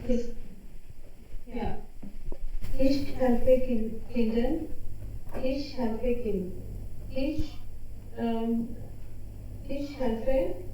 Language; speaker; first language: German; non-native, learner; Hindi